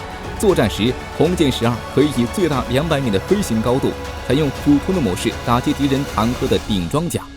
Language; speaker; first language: Chinese; native; Chinese